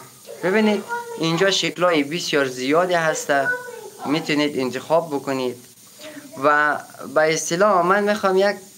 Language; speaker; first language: Persian; native; Persian